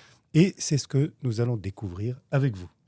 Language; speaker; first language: French; native; French